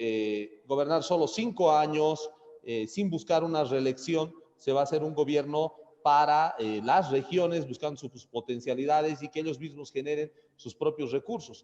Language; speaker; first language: Spanish; native; Spanish